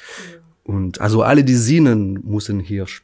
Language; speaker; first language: German; non-native, fluent; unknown